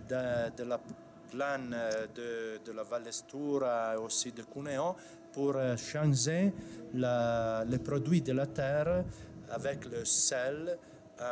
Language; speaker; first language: French; non-native, fluent; Italian